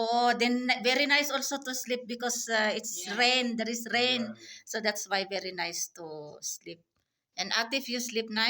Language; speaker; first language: English; non-native, learner; Filipino